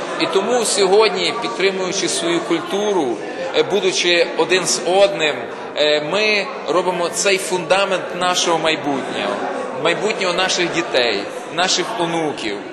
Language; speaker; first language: Ukrainian; native; Ukrainian